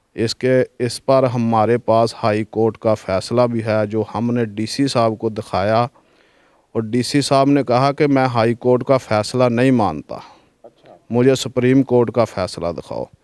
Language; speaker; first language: Urdu; non-native, local second language; Punjabi